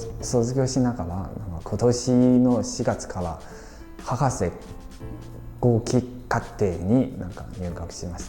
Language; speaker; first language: Japanese; non-native, fluent; Chinese